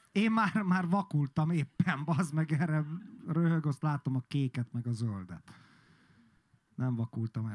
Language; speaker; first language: Hungarian; native; Hungarian